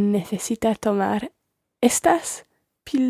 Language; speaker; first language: Spanish; non-native, learner; English